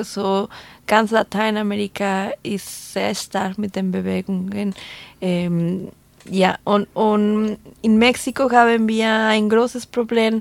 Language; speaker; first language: German; non-native, fluent; Spanish